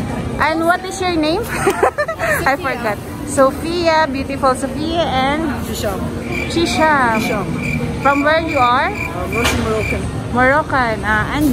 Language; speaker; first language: English; non-native, learner; Filipino